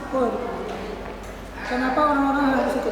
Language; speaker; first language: Indonesian; native; Indonesian